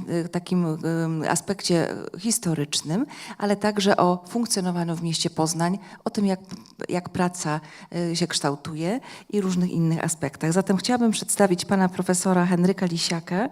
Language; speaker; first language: Polish; native; Polish